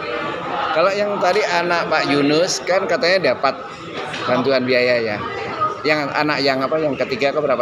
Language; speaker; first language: Indonesian; native; Indonesian